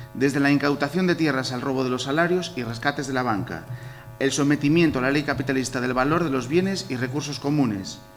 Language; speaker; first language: Spanish; non-native, local second language; Galician